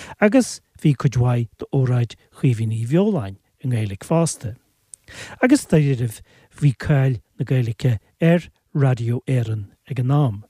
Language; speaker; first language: Irish; native; Irish